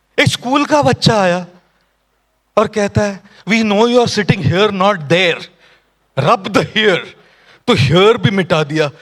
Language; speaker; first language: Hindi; non-native, local second language; Marathi